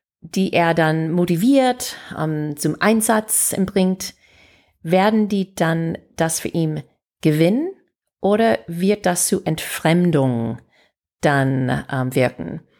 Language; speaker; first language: German; non-native, fluent; English